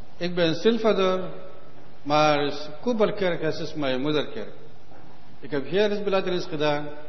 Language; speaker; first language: Dutch; non-native, learner; Arabic